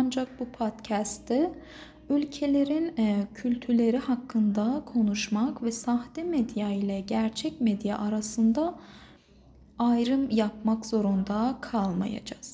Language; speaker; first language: Turkish; non-native, fluent; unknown